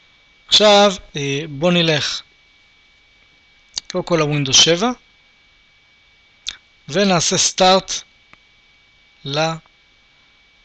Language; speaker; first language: Hebrew; native; Hebrew